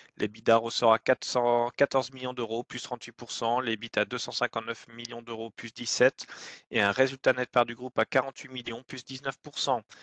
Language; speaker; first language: French; native; French